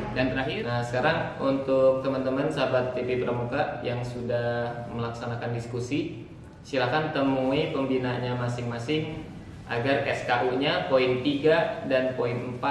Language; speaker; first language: Indonesian; native; Indonesian